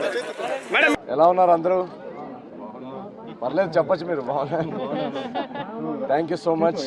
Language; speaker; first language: Telugu; native; Telugu